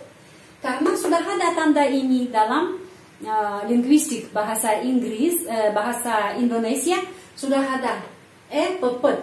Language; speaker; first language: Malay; non-native, fluent; Russian